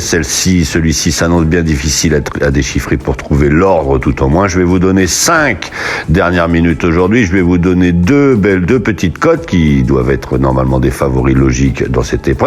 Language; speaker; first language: French; native; French